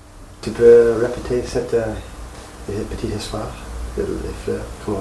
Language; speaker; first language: French; non-native, learner; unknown